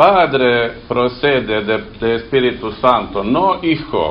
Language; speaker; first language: Spanish; non-native, learner; Serbian